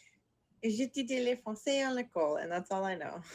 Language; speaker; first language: French; non-native, learner; English